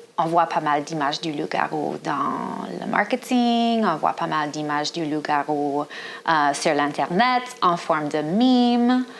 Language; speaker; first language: French; non-native, fluent; English